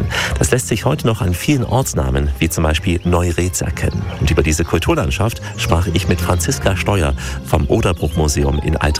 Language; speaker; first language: German; native; German